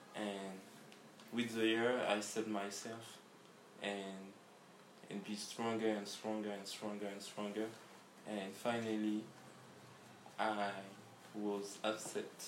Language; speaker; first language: English; non-native, learner; French